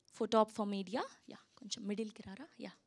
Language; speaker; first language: Telugu; native; Telugu